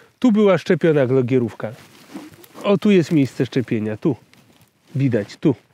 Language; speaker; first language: Polish; native; Polish